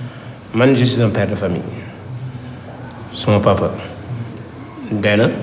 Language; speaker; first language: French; non-native, local second language; Wolof